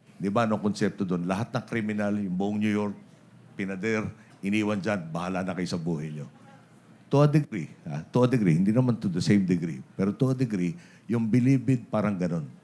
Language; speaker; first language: Filipino; native; Filipino